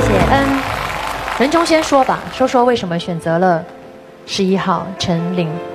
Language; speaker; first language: Chinese; native; Chinese